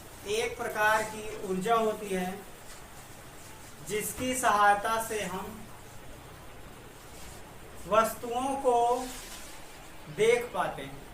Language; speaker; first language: Hindi; native; Hindi